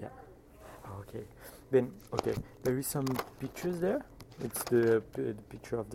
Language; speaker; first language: English; non-native, fluent; French